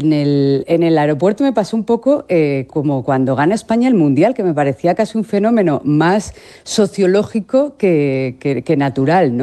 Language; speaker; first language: Spanish; native; Spanish